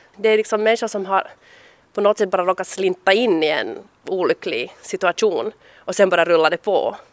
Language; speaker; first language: Swedish; native; Swedish